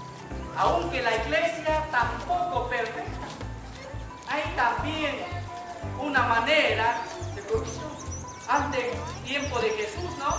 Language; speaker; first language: Spanish; non-native, fluent; Vietnamese